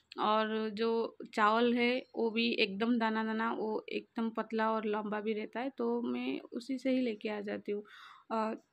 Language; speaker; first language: Hindi; non-native, local second language; Odia